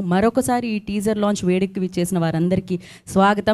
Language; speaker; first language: Telugu; native; Telugu